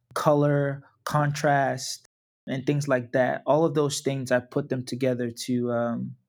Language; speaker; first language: English; non-native, local second language; Yoruba